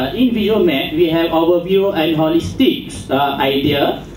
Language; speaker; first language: English; non-native, local second language; Malay